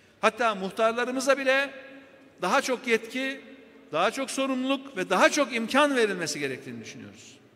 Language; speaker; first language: Turkish; native; Turkish